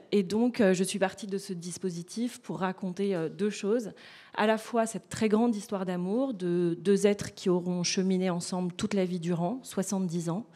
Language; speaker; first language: French; native; French